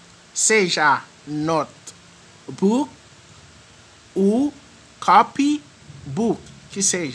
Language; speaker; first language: Portuguese; non-native, fluent; French